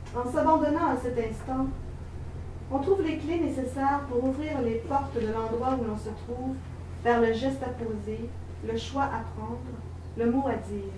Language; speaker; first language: French; native; French